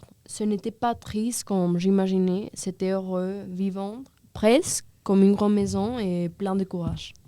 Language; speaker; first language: French; non-native, fluent; Spanish